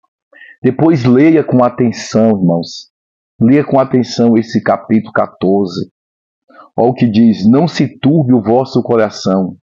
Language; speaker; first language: Portuguese; native; Portuguese